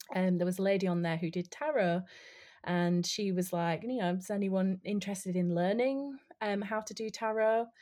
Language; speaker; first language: English; native; English